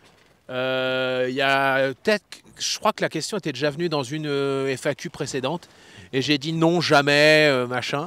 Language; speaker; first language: French; native; French